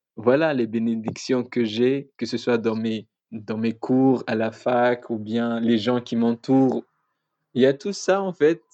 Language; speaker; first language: French; non-native, local second language; Malagasy